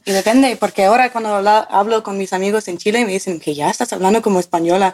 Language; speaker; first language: Spanish; non-native, fluent; English